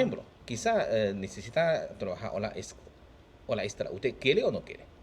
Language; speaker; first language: Spanish; non-native, learner; Chinese